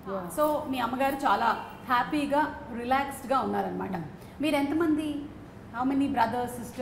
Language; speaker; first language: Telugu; native; Telugu